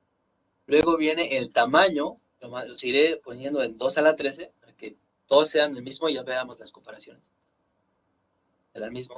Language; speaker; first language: Spanish; native; Spanish